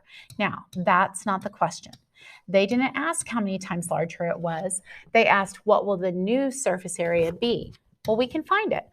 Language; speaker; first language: English; native; English